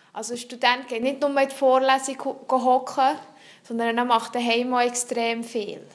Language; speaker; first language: German; non-native, local second language; French